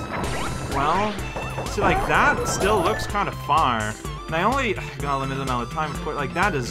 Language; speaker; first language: English; native; English